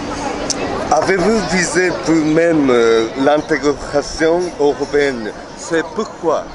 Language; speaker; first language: French; non-native, learner; Japanese